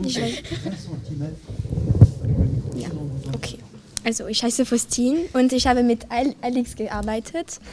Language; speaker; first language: German; non-native, learner; French